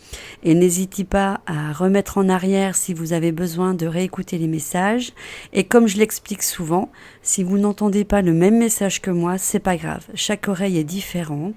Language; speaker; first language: French; native; French